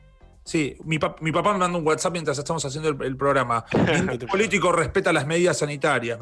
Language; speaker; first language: Spanish; native; Spanish